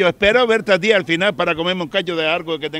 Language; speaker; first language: Spanish; native; Spanish